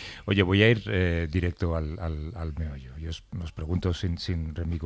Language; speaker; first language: Spanish; native; Spanish